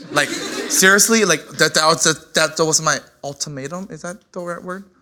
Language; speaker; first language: English; non-native, fluent; Chinese